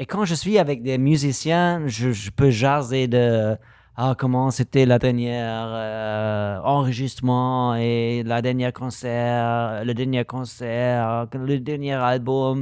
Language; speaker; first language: French; non-native, learner; German